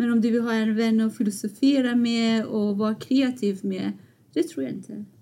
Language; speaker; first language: Swedish; non-native, fluent; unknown